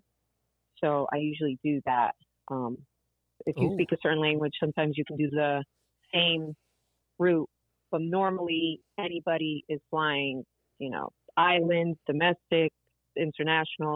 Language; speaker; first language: English; early bilingual, other home language; Portuguese